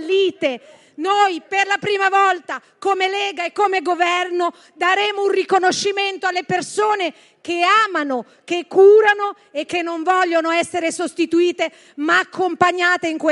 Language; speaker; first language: Italian; native; Italian